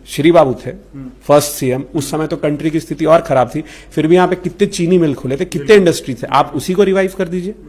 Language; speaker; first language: Hindi; native; Hindi